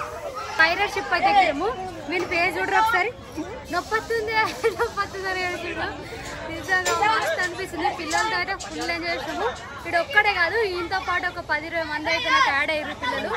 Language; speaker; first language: Telugu; native; Telugu